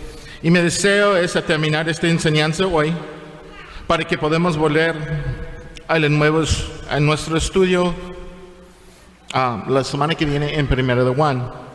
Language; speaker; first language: Spanish; non-native, fluent; English